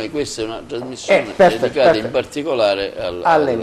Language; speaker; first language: Italian; native; Italian